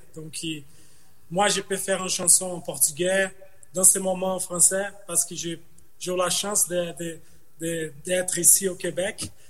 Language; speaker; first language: French; non-native, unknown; Portuguese